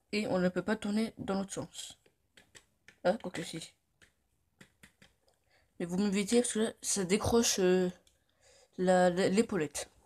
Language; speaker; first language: French; native; French